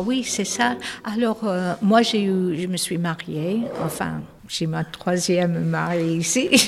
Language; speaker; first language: French; non-native, fluent; English